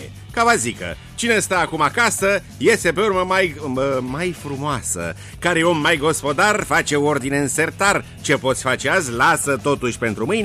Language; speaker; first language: Romanian; native; Romanian